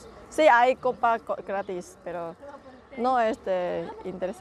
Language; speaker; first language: Spanish; non-native, learner; Chinese